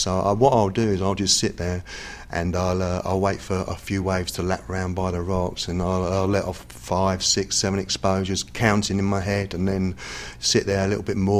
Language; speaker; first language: English; native; English